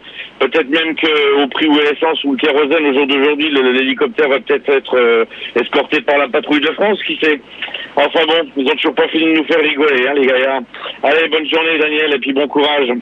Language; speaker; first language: French; native; French